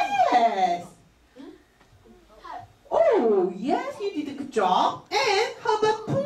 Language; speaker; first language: English; non-native, fluent; Korean